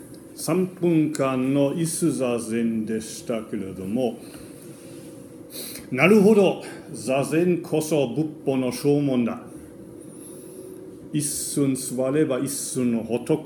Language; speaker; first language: Japanese; non-native, fluent; German